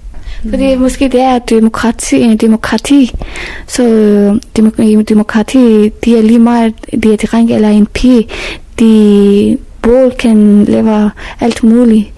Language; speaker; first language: Danish; non-native, fluent; Persian